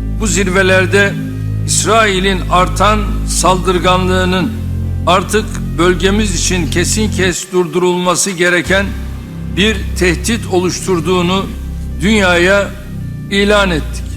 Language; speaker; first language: Turkish; native; Turkish